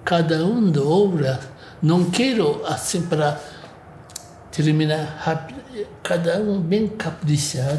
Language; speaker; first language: Portuguese; non-native, learner; Japanese